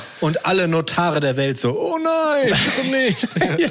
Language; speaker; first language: German; native; German